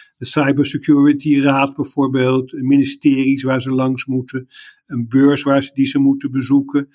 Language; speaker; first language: Dutch; native; Dutch